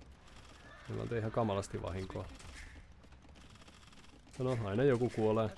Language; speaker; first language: Finnish; native; Finnish